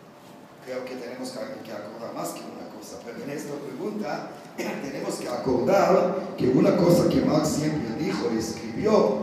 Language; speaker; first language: Spanish; non-native, learner; Hebrew